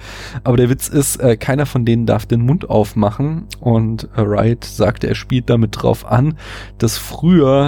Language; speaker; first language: German; native; German